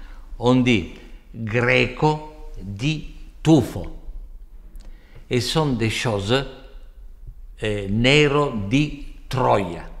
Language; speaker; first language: French; non-native, fluent; Italian